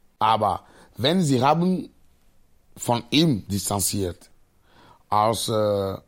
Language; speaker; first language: German; non-native, fluent; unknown